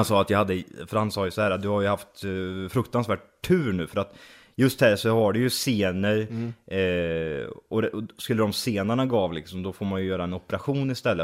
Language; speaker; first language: Swedish; native; Swedish